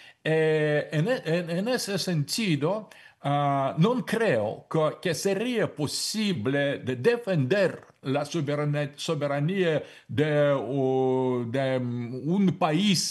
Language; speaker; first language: Spanish; non-native, fluent; Russian